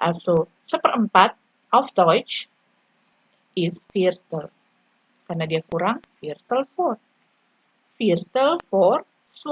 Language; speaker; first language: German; non-native, fluent; Indonesian